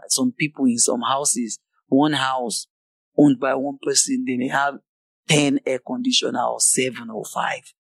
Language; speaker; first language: English; non-native, local second language; Yoruba